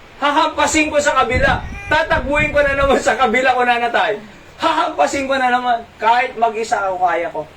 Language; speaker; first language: Filipino; non-native, local second language; Iloko